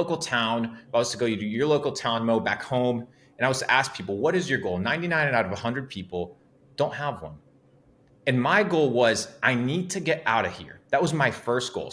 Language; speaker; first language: English; non-native, fluent; Spanish